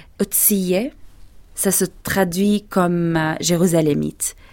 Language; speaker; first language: French; non-native, fluent; Arabic